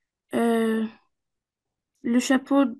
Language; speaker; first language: French; non-native, learner; Arabic